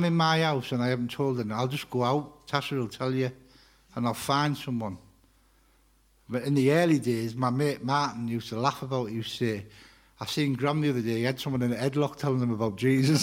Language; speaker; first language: English; native; English